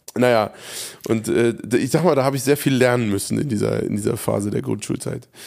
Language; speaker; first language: German; native; German